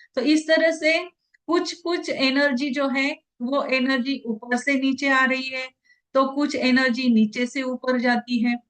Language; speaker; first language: Hindi; non-native, local second language; Marathi